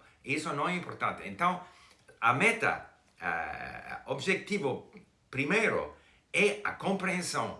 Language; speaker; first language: Portuguese; non-native, fluent; English